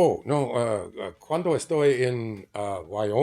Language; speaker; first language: Spanish; non-native, learner; English